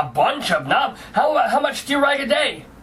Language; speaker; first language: English; native; English